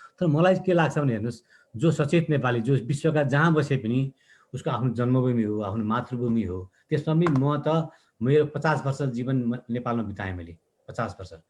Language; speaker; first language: Nepali; native; Nepali